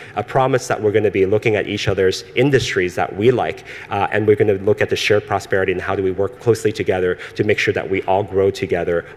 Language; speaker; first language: English; early bilingual, other home language; Cantonese